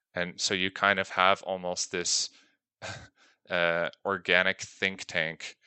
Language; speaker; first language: English; native; English